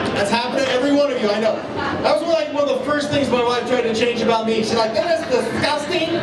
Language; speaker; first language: English; native; English